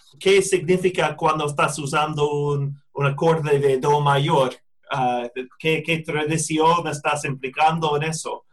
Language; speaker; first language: Spanish; non-native, fluent; English